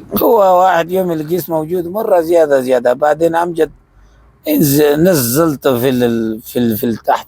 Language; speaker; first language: Arabic; non-native, learner; Urdu